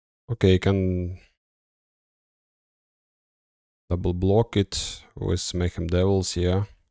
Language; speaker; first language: English; non-native, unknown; Ukrainian